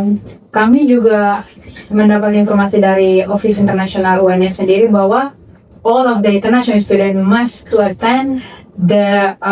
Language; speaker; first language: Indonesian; non-native, fluent; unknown